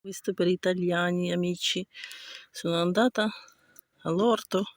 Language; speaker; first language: Italian; non-native, learner; Ukrainian